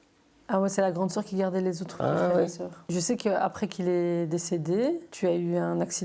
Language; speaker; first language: French; native; French